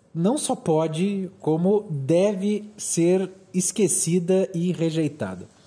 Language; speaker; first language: Portuguese; native; Portuguese